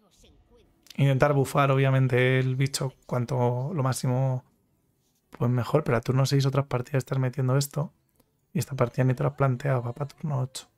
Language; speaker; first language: Spanish; native; Spanish